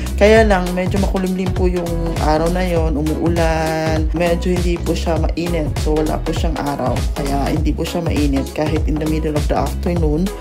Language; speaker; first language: Filipino; non-native, local second language; Cebuano